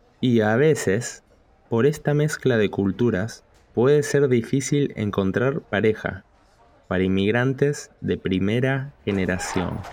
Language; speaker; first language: Spanish; early bilingual, heritage; Spanish